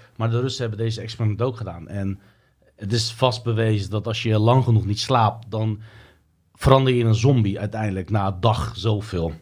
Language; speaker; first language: Dutch; early bilingual, other home language; Turkish